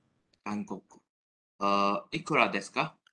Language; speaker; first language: Japanese; non-native, learner; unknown